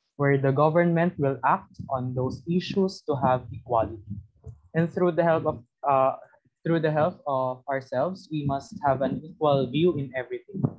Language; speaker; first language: English; non-native, local second language; Filipino